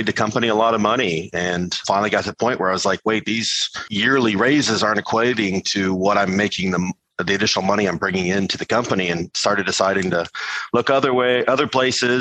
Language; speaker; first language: English; native; English